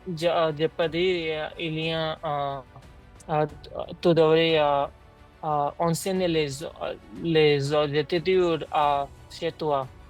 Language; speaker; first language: French; non-native, learner; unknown